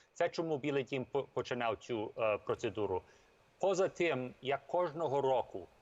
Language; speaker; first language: Ukrainian; early bilingual, heritage; Ukrainian